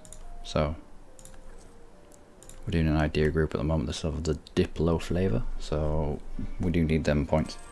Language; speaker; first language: English; native; English